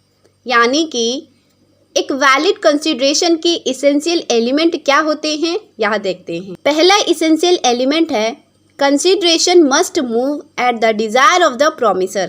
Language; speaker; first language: Hindi; native; Hindi